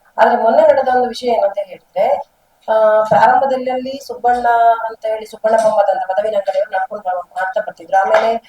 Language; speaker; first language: Kannada; non-native, local second language; Tulu